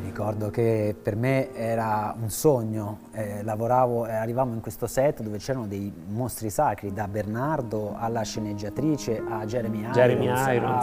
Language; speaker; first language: Italian; native; Italian